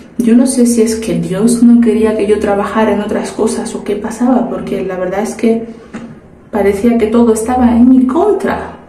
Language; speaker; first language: Spanish; early bilingual, other home language; Portuguese